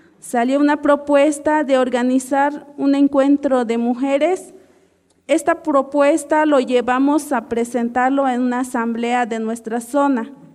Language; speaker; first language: Spanish; non-native, local second language; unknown